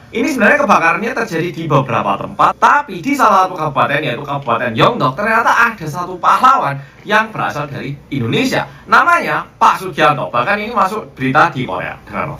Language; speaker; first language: Indonesian; native; Indonesian